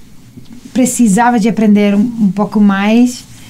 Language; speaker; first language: Portuguese; non-native, learner; Italian